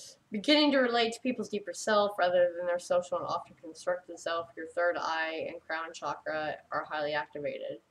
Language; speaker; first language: English; native; English